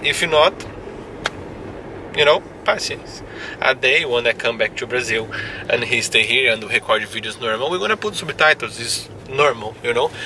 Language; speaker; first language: English; non-native, learner; Portuguese